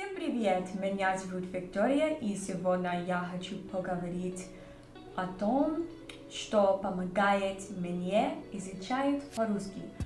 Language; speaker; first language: Russian; non-native, learner; English